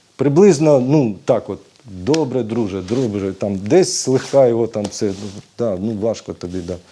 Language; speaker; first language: Ukrainian; native; Ukrainian